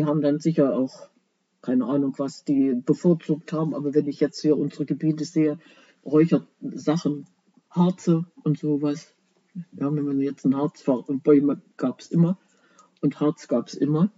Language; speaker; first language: German; native; German